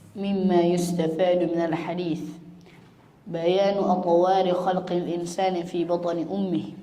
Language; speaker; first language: Arabic; non-native, learner; Indonesian